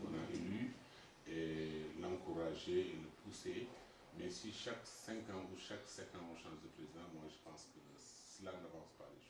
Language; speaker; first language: French; non-native, local second language; Wolof